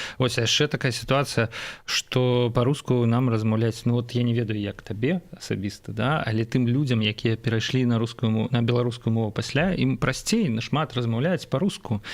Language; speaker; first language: Belarusian; non-native, local second language; Russian